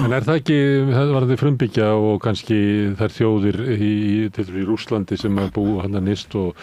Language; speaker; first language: Icelandic; native; Icelandic